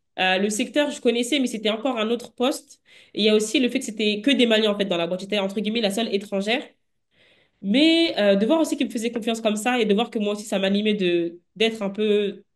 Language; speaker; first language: French; native; French